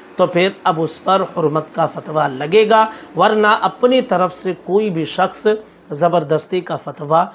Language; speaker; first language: Urdu; native; Urdu